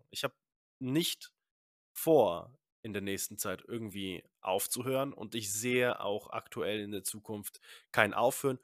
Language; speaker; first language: German; early bilingual, other home language; Polish